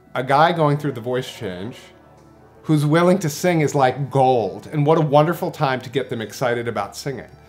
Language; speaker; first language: English; native; English